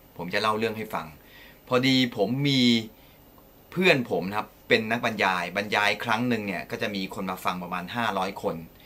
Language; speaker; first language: Thai; non-native, fluent; Japanese